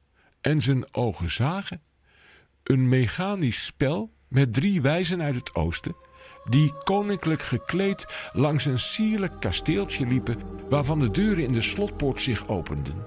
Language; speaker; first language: Dutch; native; Dutch